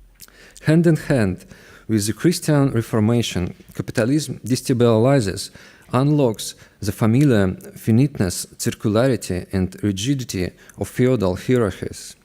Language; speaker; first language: English; non-native, fluent; Russian